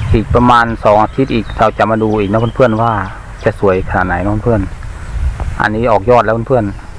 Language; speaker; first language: Thai; non-native, local second language; Khmer